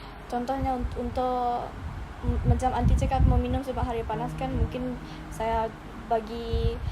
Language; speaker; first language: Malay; non-native, local second language; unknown